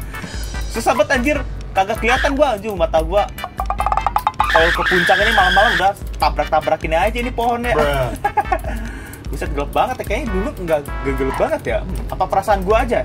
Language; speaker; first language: Indonesian; native; Indonesian